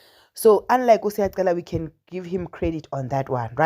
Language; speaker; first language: English; non-native, local second language; Zulu